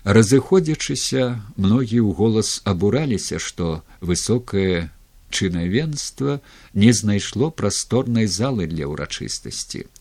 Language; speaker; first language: Belarusian; native; Belarusian